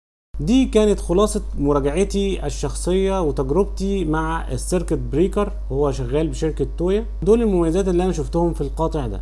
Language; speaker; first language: Arabic; native; Arabic